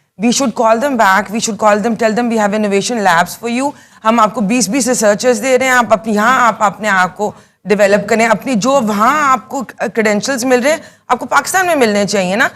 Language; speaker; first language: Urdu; native; Urdu